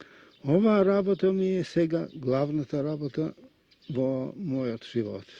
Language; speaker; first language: Macedonian; non-native, fluent; Russian